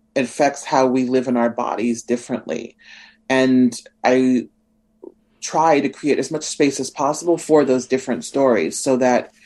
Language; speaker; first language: English; native; English